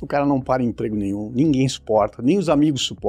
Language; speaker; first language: Portuguese; native; Portuguese